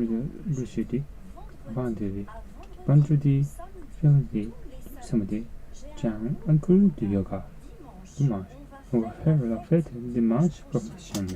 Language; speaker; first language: French; non-native, learner; Japanese